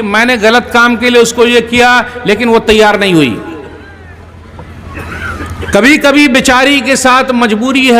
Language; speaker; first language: Hindi; native; Hindi